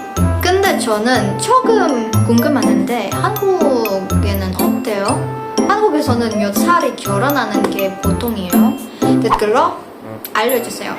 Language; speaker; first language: Korean; non-native, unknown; Indonesian